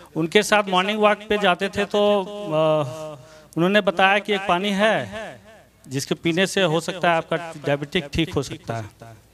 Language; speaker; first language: Hindi; native; Hindi